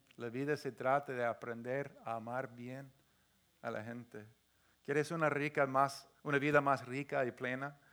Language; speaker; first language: Spanish; non-native, fluent; English